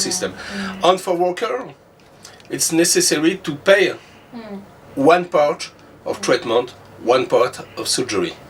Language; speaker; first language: English; non-native, learner; French